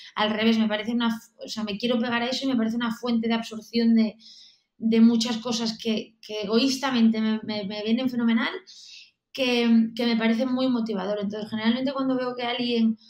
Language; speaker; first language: Spanish; native; Spanish